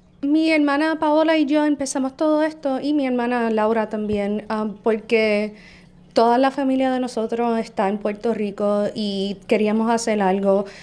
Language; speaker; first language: Spanish; early bilingual, heritage; Spanish